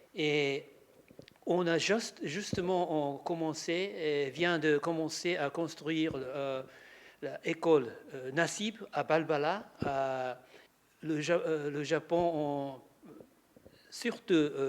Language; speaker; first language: French; non-native, learner; Japanese